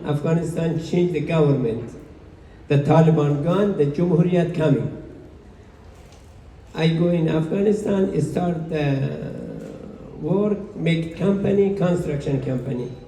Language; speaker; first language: English; non-native, learner; Persian